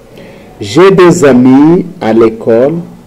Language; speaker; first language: French; non-native, learner; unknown